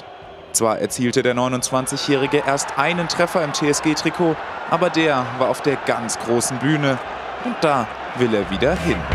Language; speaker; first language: German; native; German